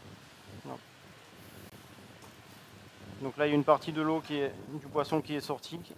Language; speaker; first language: French; native; French